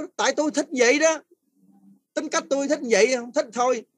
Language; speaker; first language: Vietnamese; non-native, fluent; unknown